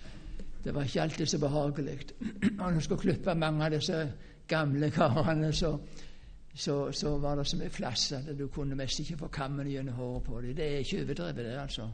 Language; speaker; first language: Norwegian; native; Norwegian